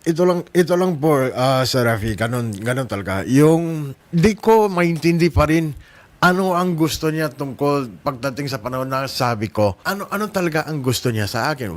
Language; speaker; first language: Filipino; non-native, learner; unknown